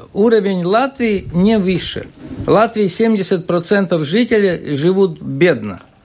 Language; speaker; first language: Russian; non-native, local second language; Latvian